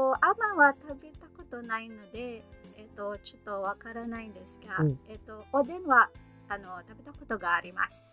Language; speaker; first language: Japanese; non-native, learner; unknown